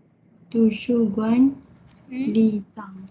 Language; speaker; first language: Chinese; non-native, learner; Malay